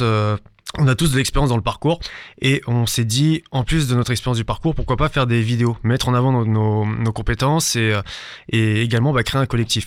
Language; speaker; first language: French; native; French